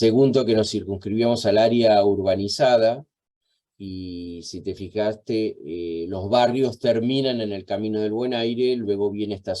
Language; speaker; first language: Spanish; native; Spanish